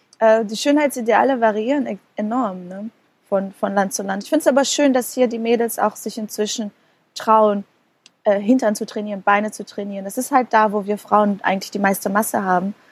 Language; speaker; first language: German; non-native, fluent; Portuguese